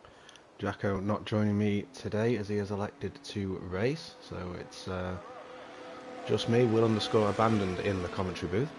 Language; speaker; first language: English; native; English